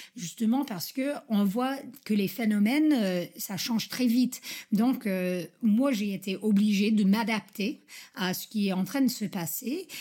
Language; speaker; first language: French; non-native, fluent; English